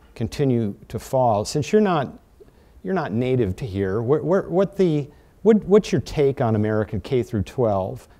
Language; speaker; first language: English; native; English